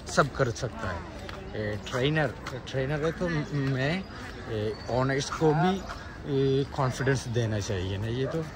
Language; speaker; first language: Hindi; non-native, local second language; Malayalam